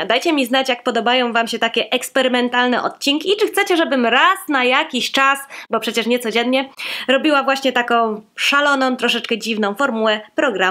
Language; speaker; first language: Polish; native; Polish